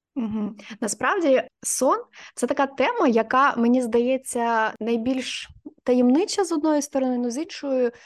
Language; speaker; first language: Ukrainian; non-native, local second language; Russian